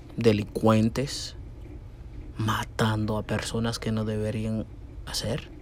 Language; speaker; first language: Spanish; non-native, fluent; Haitian Creole